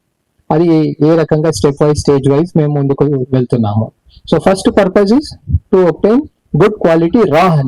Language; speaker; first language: Telugu; native; Telugu